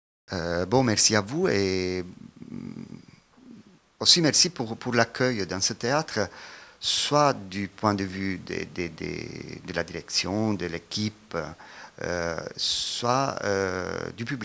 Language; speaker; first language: French; non-native, fluent; Italian